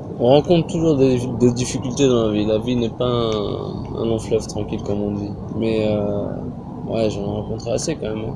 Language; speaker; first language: French; early bilingual, other home language; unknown